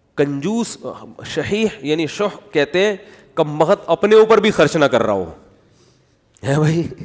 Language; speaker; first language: Urdu; native; Urdu